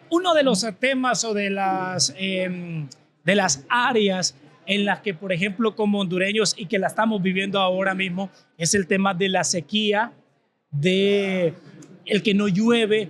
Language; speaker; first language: Spanish; native; Spanish